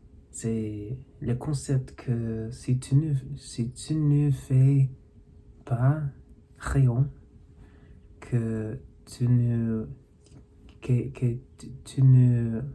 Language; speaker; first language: French; non-native, learner; English